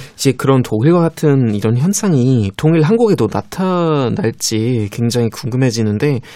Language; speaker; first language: Korean; non-native, fluent; German